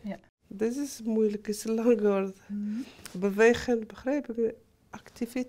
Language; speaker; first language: Dutch; non-native, learner; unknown